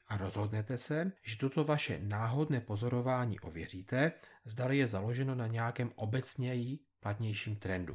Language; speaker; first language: Czech; native; Czech